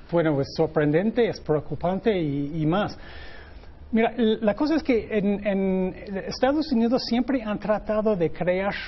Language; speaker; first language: Spanish; non-native, fluent; English